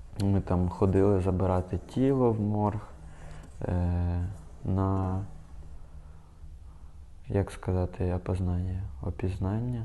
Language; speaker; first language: Ukrainian; non-native, local second language; Russian